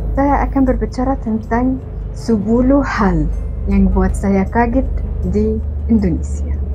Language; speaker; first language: Indonesian; non-native, fluent; Arabic